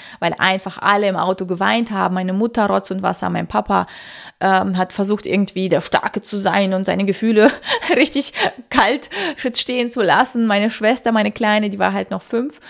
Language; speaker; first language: German; early bilingual, other home language; Russian